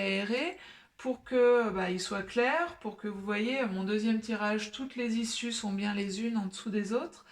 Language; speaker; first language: French; native; French